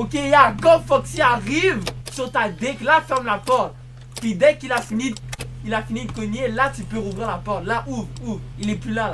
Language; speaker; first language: French; native; French